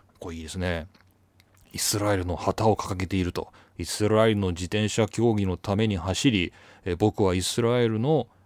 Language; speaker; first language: Japanese; native; Japanese